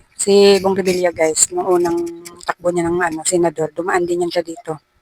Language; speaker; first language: Filipino; non-native, local second language; Cebuano